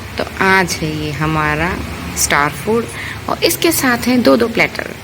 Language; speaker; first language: Hindi; non-native, local second language; Odia